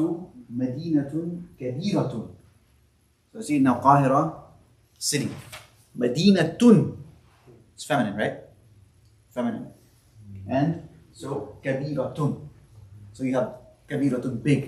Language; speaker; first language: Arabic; non-native, fluent; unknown